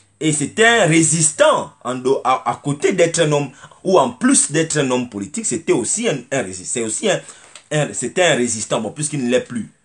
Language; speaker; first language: French; native; French